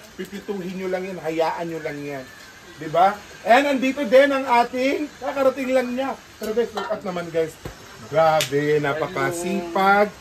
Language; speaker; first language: Filipino; non-native, local second language; Cebuano